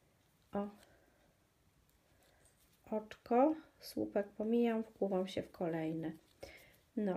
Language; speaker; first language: Polish; native; Polish